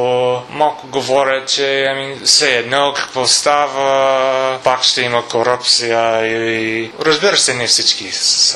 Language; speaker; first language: Bulgarian; non-native, learner; English